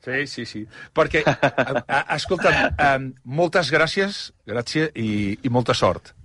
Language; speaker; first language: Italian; non-native, learner; Catalan